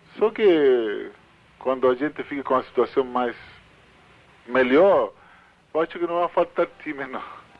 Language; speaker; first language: Portuguese; non-native, fluent; Spanish